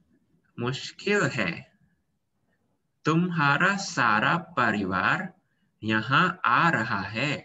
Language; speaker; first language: Hindi; non-native, fluent; Indonesian